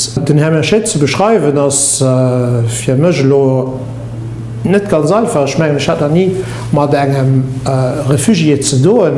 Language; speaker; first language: German; non-native, local second language; Luxembourgish